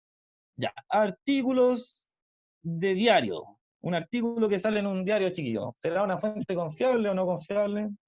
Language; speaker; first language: Spanish; native; Spanish